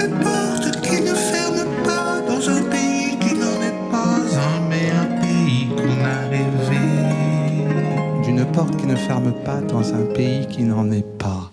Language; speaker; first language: French; native; French